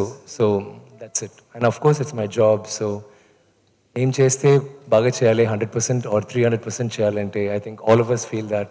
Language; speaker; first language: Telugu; non-native, fluent; Tamil